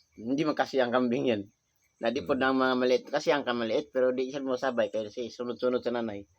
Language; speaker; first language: Filipino; non-native, local second language; Cebuano